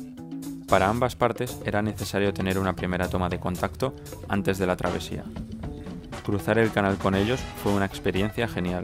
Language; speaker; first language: Spanish; native; Spanish